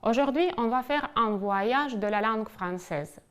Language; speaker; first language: French; non-native, fluent; Ukrainian